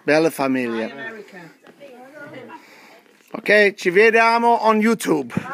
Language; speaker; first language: Italian; early bilingual, heritage; English